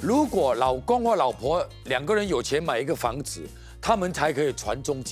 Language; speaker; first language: Chinese; native; Chinese